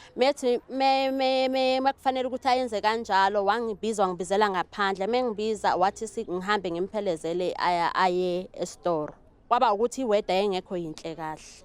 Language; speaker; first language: Zulu; native; Zulu